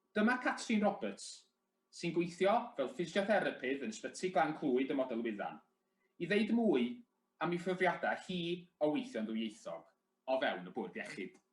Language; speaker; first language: Welsh; native; Welsh